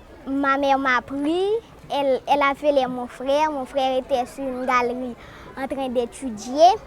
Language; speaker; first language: French; non-native, local second language; Haitian Creole